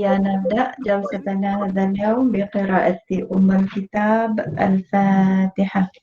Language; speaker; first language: Arabic; non-native, fluent; Malay